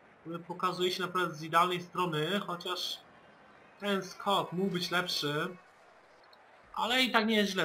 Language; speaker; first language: Polish; native; Polish